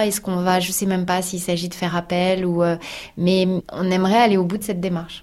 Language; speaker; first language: French; native; French